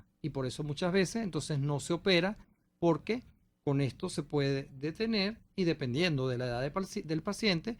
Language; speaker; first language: Spanish; native; Spanish